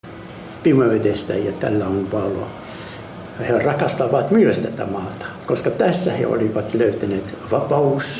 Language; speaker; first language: Finnish; non-native, fluent; Arabic